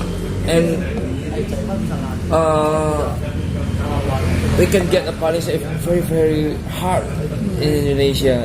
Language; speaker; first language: English; non-native, learner; Indonesian